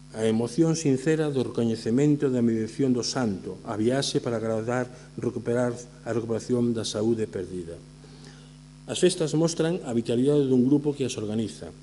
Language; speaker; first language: Galician; native; Galician